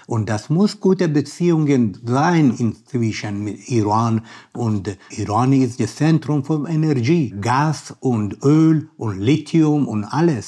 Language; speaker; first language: German; non-native, learner; Persian